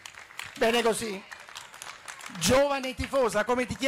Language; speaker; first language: Italian; native; Italian